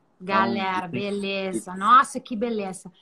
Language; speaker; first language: Portuguese; non-native, learner; Italian